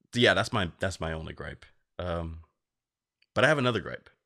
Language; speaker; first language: English; native; English